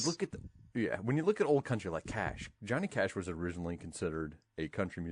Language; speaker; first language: English; native; English